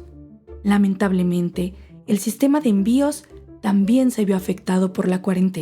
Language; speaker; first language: Spanish; native; Spanish